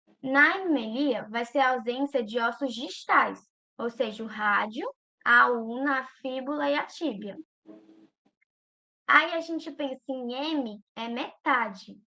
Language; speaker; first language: Portuguese; native; Portuguese